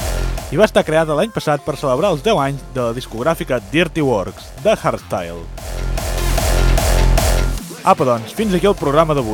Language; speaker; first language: Catalan; native; Catalan